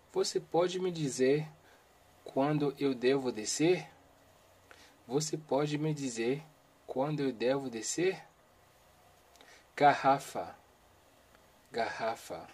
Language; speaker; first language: Portuguese; non-native, learner; Haitian Creole